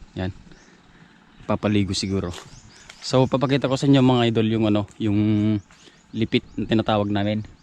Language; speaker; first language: Filipino; native; Filipino